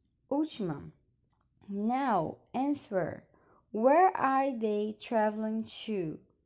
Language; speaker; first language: English; non-native, fluent; Portuguese